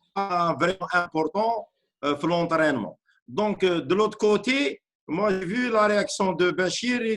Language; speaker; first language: French; non-native, local second language; Arabic